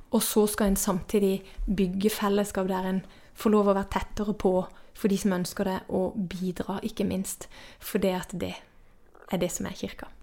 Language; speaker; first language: Norwegian; native; Norwegian